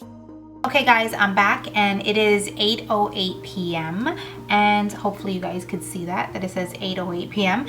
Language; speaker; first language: English; native; English